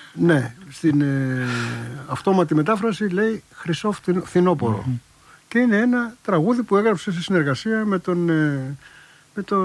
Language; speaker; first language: Greek; native; Greek